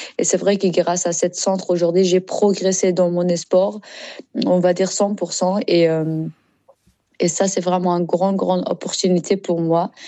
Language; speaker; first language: French; non-native, learner; Persian